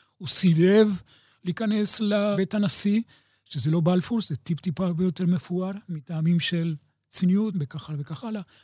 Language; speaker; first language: Hebrew; native; Hebrew